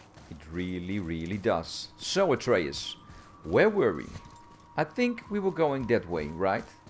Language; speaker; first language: English; non-native, fluent; Dutch